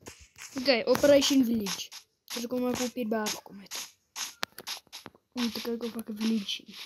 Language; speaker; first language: Dutch; non-native, learner; Afrikaans